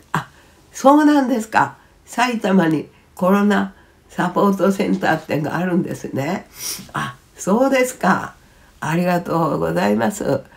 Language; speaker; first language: Japanese; native; Japanese